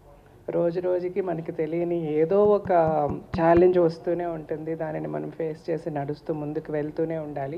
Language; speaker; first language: Telugu; native; Telugu